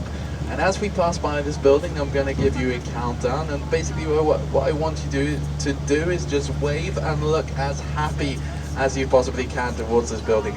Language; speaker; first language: English; non-native, fluent; Swedish